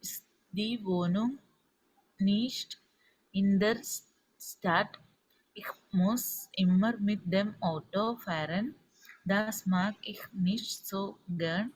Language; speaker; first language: German; non-native, learner; Malayalam